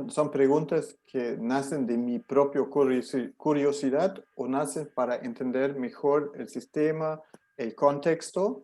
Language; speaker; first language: Spanish; non-native, fluent; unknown